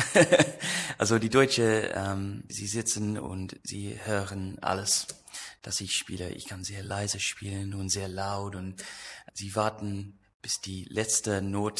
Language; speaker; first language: German; non-native, learner; English